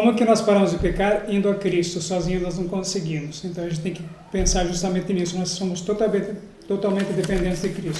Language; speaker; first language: Portuguese; native; Portuguese